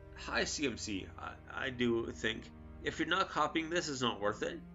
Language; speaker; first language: English; native; English